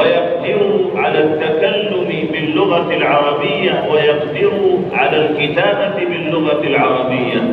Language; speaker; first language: Arabic; non-native, fluent; Urdu